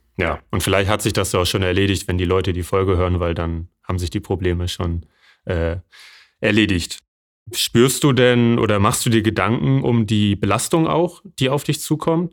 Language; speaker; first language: German; native; German